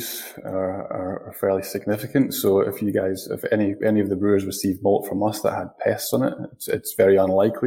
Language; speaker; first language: English; native; English